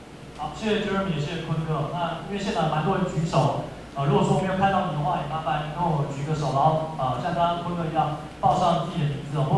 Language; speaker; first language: Chinese; native; Chinese